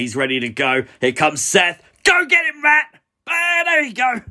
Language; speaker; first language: English; native; English